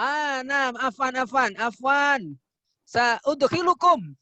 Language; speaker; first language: Arabic; non-native, fluent; Indonesian